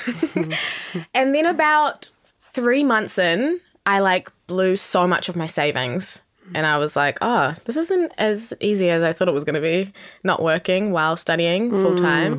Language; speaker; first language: English; native; English